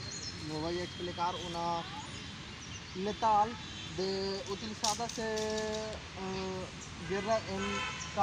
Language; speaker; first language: Spanish; non-native, learner; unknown